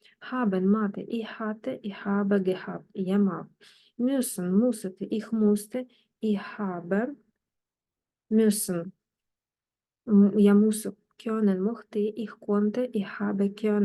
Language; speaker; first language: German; non-native, fluent; Ukrainian